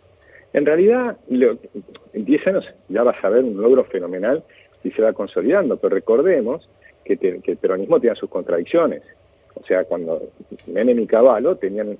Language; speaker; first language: Spanish; native; Spanish